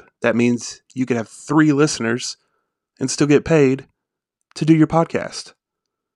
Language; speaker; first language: English; native; English